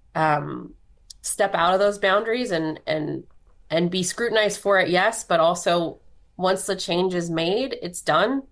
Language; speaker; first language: English; native; English